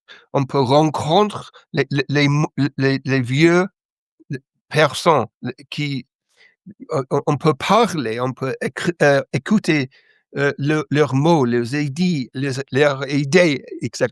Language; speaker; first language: French; non-native, learner; English